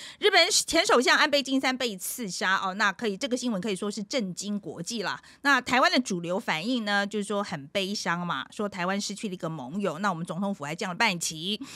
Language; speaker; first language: Chinese; native; Chinese